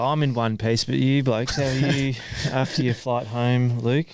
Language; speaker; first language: English; native; English